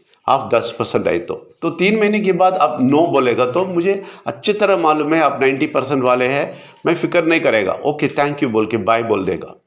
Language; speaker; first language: Hindi; non-native, local second language; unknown